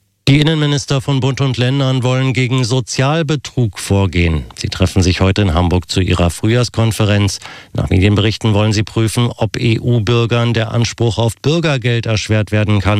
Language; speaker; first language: German; native; German